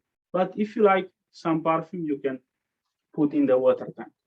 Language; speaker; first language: English; non-native, learner; Italian